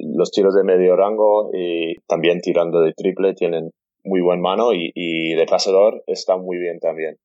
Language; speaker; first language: Spanish; non-native, fluent; English